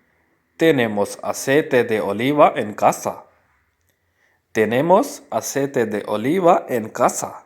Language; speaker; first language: Spanish; non-native, fluent; Urdu